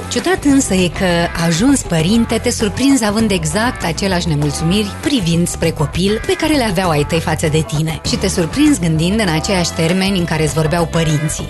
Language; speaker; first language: Romanian; native; Romanian